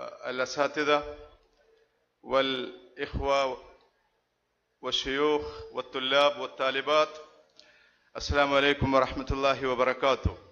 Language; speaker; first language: Arabic; non-native, fluent; Malayalam